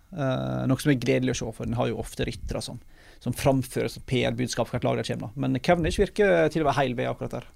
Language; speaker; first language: Norwegian; native; Norwegian